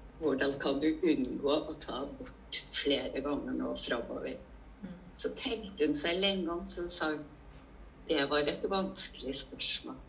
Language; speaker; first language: Norwegian; native; Norwegian